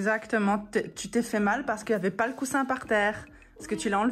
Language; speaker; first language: French; native; French